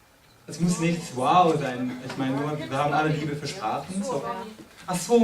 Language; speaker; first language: German; non-native, fluent; French